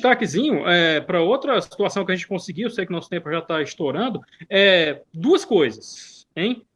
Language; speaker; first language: Portuguese; native; Portuguese